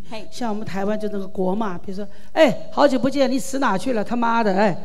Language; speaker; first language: Chinese; native; Chinese